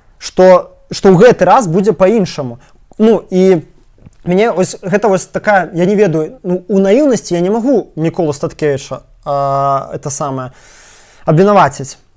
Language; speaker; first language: Belarusian; non-native, local second language; Russian